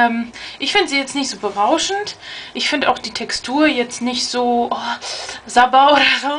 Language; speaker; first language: German; native; German